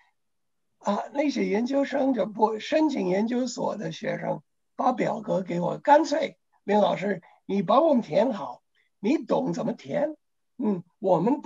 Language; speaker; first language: Chinese; non-native, fluent; English